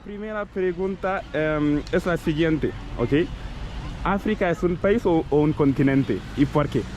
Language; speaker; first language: Spanish; non-native, local second language; French